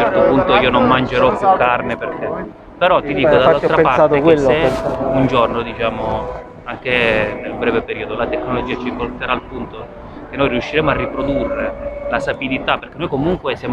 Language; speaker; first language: Italian; native; Italian